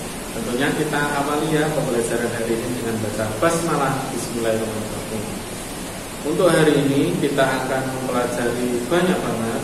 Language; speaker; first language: Indonesian; non-native, local second language; Javanese